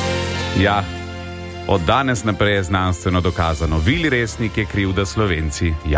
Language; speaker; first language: Slovenian; native; Slovenian